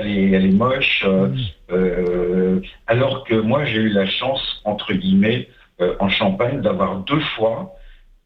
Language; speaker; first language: French; native; French